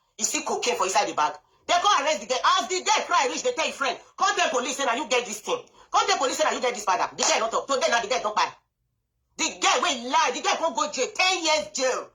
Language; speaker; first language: Nigerian Pidgin; non-native, local second language; Bini